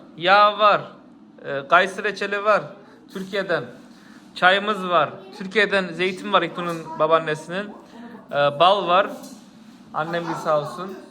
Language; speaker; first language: Turkish; native; Turkish